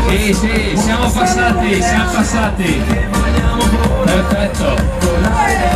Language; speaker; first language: Italian; native; Italian